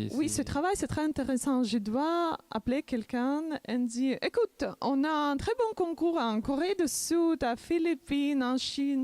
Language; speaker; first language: French; non-native, learner; Macedonian